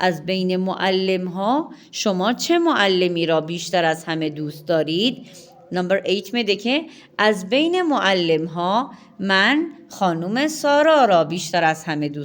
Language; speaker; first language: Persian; non-native, fluent; Urdu